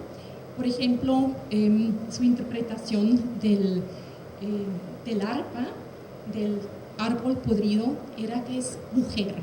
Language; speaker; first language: Spanish; non-native, fluent; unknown